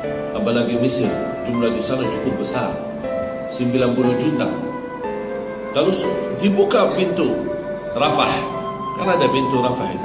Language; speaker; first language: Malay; non-native, fluent; Arabic